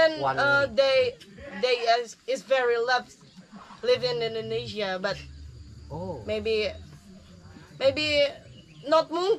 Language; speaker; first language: English; non-native, learner; Sundanese